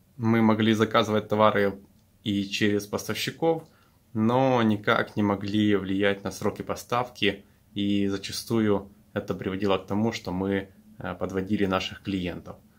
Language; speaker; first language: Russian; native; Russian